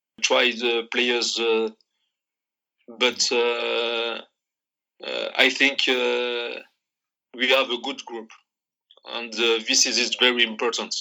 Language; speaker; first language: English; non-native, learner; Arabic